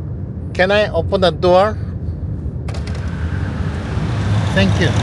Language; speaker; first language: English; non-native, learner; Japanese